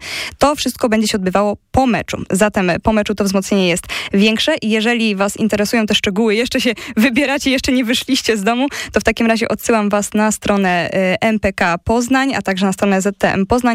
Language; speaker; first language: Polish; native; Polish